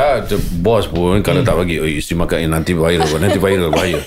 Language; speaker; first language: Malay; native; Malay